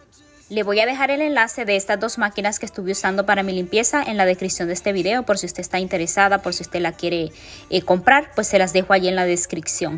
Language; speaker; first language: Spanish; native; Spanish